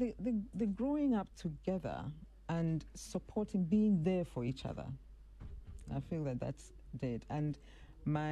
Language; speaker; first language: English; non-native, local second language; Akan